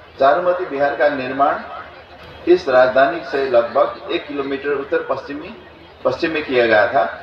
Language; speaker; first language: Hindi; non-native, fluent; Newari